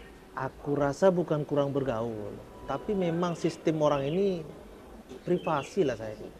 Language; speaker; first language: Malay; early bilingual, heritage; Indonesian